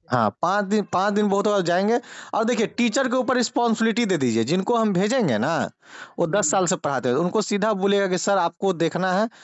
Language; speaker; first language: Hindi; native; Hindi